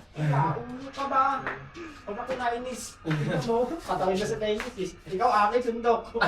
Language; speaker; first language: Filipino; non-native, local second language; Hiligaynon